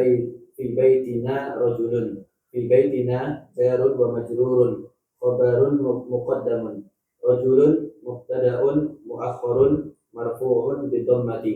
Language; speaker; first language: Arabic; non-native, learner; Indonesian